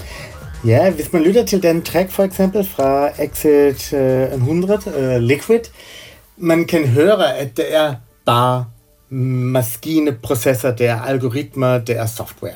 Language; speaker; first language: Danish; non-native, fluent; German